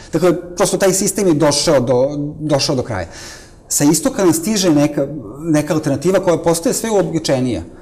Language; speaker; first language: Serbian; native; Serbian